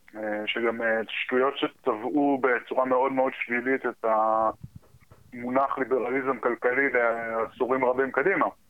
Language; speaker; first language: Hebrew; early bilingual, heritage; Hebrew